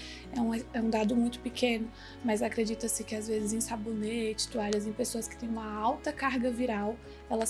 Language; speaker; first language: Portuguese; native; Portuguese